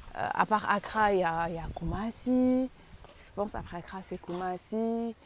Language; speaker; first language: French; non-native, local second language; Wolof